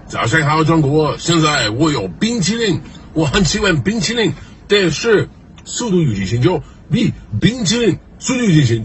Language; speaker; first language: Chinese; non-native, learner; English